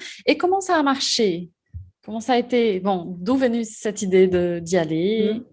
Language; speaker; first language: French; non-native, fluent; Portuguese